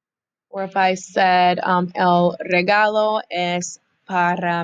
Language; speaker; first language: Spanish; non-native, fluent; English